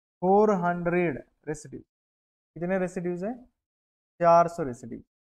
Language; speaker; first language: Hindi; native; Hindi